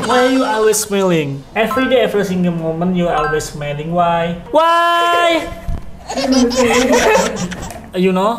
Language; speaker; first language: English; non-native, learner; Indonesian